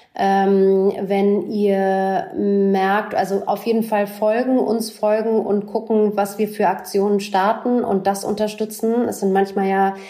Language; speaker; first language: German; native; German